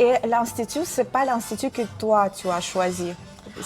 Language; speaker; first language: French; non-native, fluent; Russian